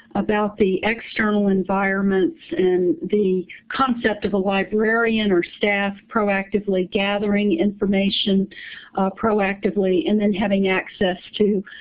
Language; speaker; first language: English; native; English